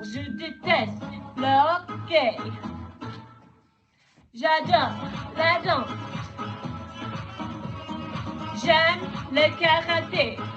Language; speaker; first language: French; non-native, fluent; Welsh